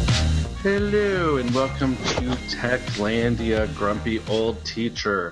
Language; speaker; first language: English; native; English